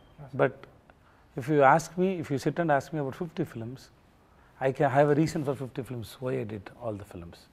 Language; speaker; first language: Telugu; non-native, learner; Tamil